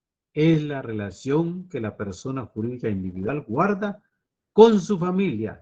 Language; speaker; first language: Spanish; native; Spanish